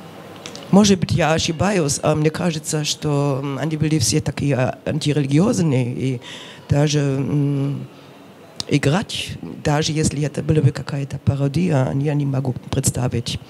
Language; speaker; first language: Russian; non-native, fluent; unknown